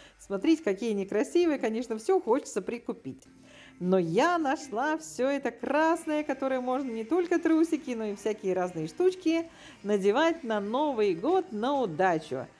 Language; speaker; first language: Russian; native; Russian